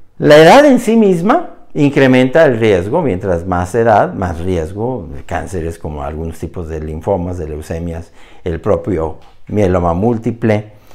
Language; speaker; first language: Spanish; native; Spanish